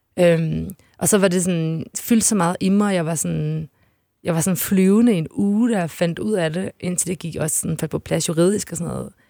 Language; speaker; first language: Danish; native; Danish